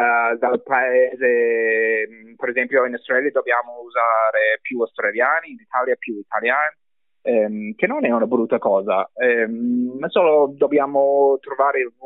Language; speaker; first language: Italian; non-native, fluent; English